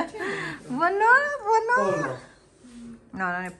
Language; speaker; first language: Italian; non-native, learner; Filipino